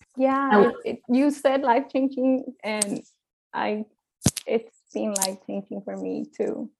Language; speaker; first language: English; early bilingual, other home language; Spanish